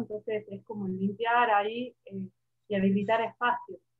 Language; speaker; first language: Spanish; native; Spanish